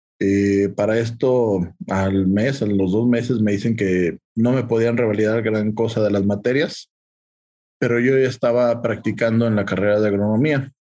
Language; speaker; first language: Spanish; native; Spanish